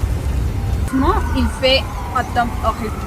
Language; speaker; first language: French; non-native, learner; Spanish